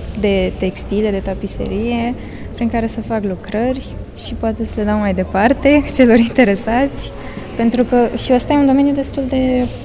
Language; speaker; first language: Romanian; native; Romanian